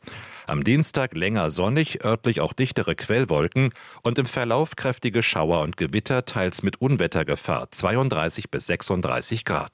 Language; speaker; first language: German; native; German